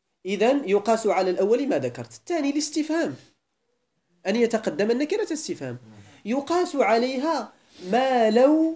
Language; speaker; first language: Arabic; native; Arabic